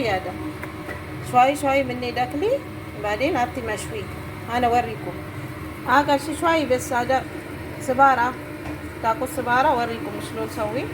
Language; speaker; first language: Arabic; non-native, learner; Amharic